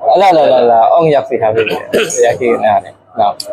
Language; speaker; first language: Arabic; non-native, learner; Chinese